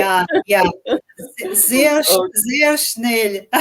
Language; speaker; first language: German; non-native, learner; English